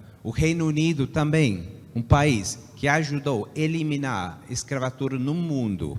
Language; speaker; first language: Portuguese; non-native, fluent; English